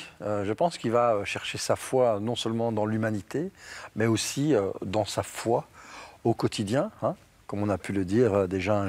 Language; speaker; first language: French; native; French